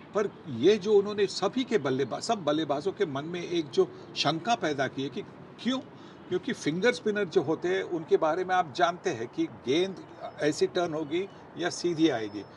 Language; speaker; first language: Hindi; non-native, local second language; Marathi